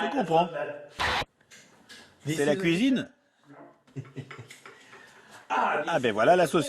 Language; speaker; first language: French; native; French